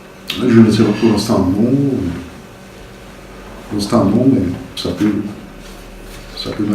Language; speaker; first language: French; non-native, fluent; Bulgarian